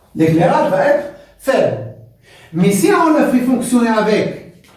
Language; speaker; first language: French; non-native, local second language; Arabic